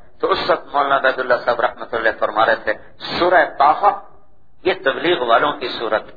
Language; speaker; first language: Urdu; non-native, local second language; Punjabi